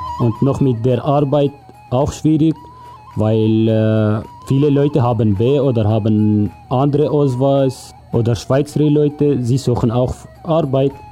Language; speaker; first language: German; non-native, learner; Kurdish